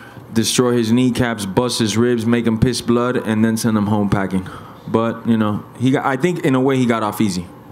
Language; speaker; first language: English; early bilingual, other home language; Spanish